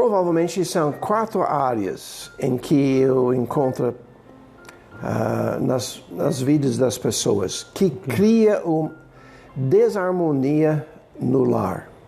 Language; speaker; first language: Portuguese; non-native, fluent; English